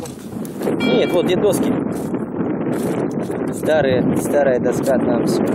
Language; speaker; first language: Russian; native; Russian